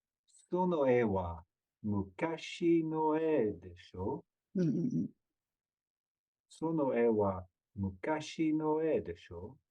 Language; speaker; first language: Japanese; non-native, learner; English